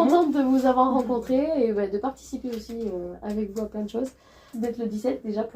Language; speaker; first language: French; native; French